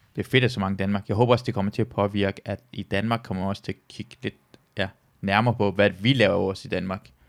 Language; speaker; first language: Danish; early bilingual, other home language; Persian